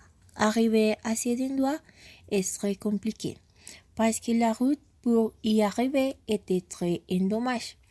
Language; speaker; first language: French; non-native, learner; Spanish